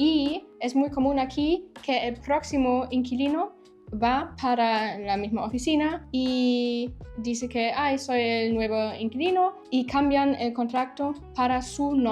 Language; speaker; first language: Spanish; non-native, fluent; German